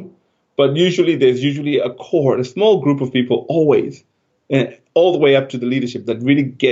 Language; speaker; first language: English; non-native, local second language; Shona